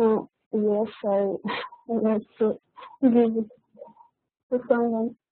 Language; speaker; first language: English; non-native, learner; Russian